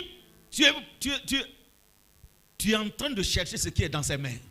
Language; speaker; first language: French; non-native, local second language; Mossi